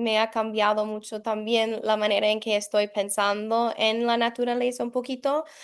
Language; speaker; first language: Spanish; non-native, fluent; English